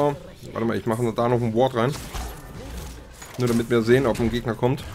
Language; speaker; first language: German; native; German